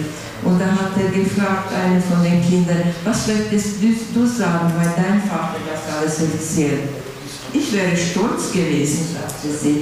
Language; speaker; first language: German; non-native, fluent; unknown